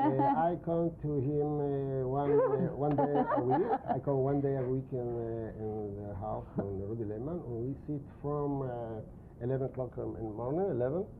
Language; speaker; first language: English; non-native, learner; Spanish